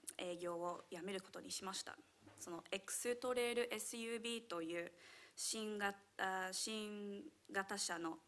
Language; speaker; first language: Japanese; non-native, fluent; English